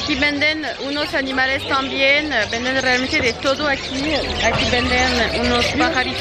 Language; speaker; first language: Spanish; non-native, fluent; French